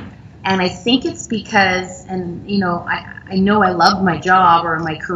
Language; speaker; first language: English; native; English